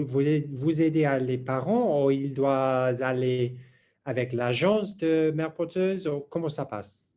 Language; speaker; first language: French; non-native, learner; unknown